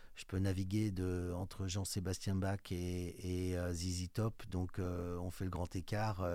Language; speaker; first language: French; native; French